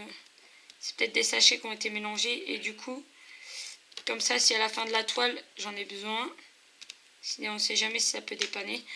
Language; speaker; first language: French; native; French